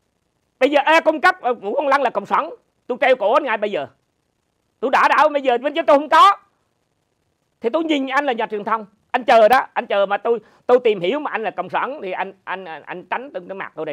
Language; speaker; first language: Vietnamese; native; Vietnamese